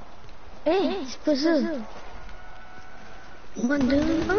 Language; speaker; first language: French; native; French